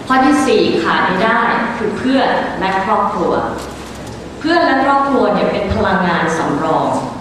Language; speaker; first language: Thai; early bilingual, other home language; English